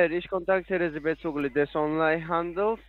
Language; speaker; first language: German; non-native, learner; Italian